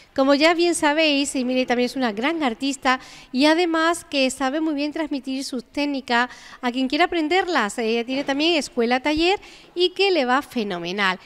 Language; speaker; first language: Spanish; native; Spanish